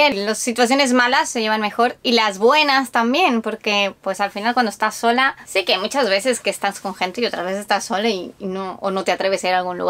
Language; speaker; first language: Spanish; native; Spanish